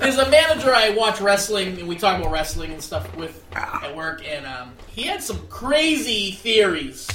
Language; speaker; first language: English; early bilingual, other home language; Greek